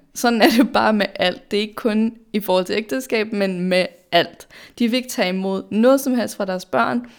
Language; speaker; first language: Danish; early bilingual, other home language; Arabic